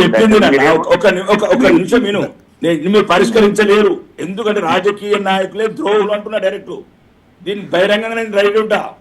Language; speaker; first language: Telugu; native; Telugu